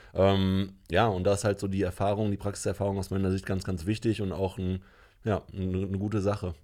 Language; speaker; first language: German; native; German